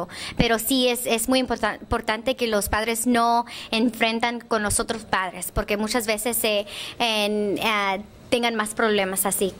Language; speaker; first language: Spanish; early bilingual, heritage; English